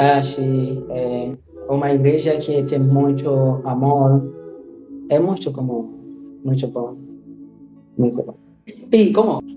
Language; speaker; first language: Portuguese; non-native, learner; Haitian Creole